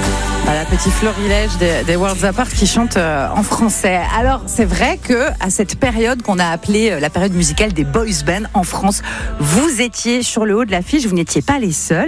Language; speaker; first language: French; native; French